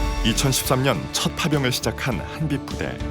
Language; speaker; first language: Korean; native; Korean